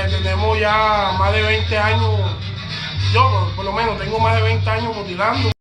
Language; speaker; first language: Spanish; native; Spanish